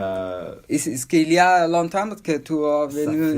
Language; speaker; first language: French; non-native, learner; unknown